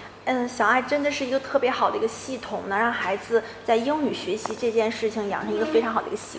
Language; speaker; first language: Chinese; native; Chinese